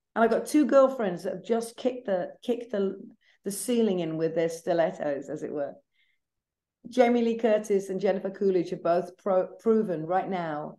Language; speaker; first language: English; native; English